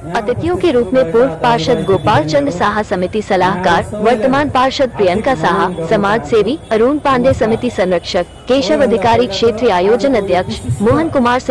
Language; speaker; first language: Hindi; native; Hindi